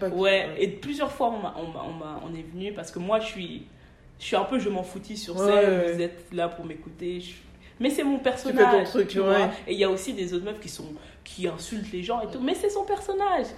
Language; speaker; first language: French; native; French